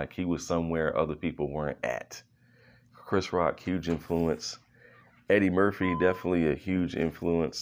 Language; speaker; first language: English; native; English